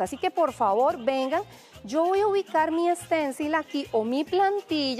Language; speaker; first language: Spanish; native; Spanish